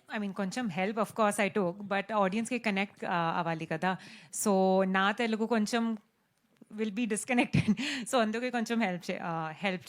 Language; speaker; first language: Telugu; non-native, learner; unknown